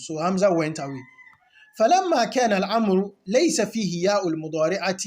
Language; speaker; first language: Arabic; non-native, fluent; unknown